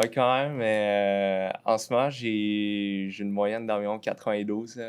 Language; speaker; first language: French; native; French